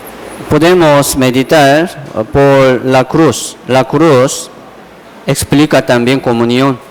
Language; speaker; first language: Spanish; non-native, fluent; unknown